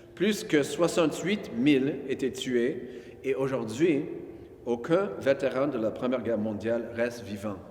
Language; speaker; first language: French; non-native, local second language; English